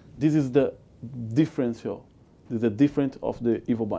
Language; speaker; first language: English; non-native, learner; Portuguese